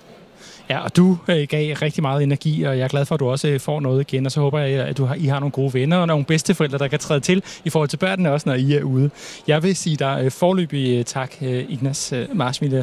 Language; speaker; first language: Danish; native; Danish